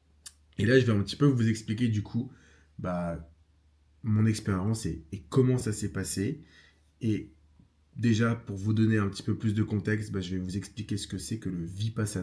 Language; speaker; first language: French; native; French